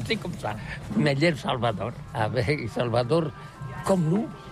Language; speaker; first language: French; non-native, learner; Catalan